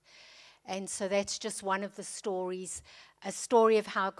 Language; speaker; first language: English; native; English